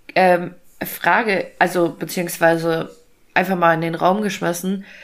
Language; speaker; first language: German; native; German